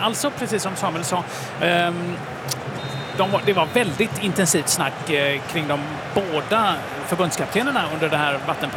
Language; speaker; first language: Swedish; native; Swedish